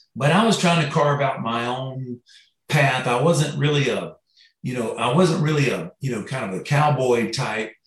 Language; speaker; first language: English; native; English